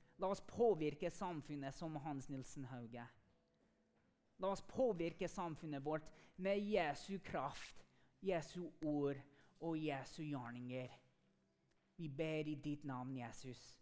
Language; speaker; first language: Norwegian; non-native, fluent; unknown